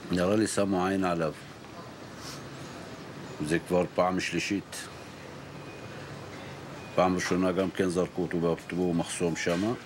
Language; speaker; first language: Hebrew; non-native, fluent; Arabic